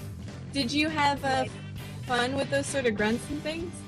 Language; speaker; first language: English; native; English